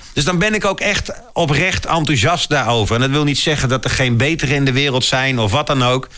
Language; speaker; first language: Dutch; native; Dutch